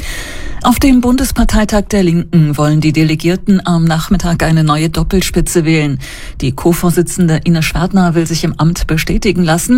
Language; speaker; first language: German; native; German